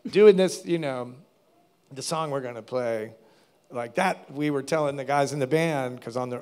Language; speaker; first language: English; native; English